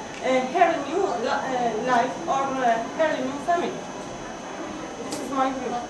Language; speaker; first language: English; non-native, learner; Arabic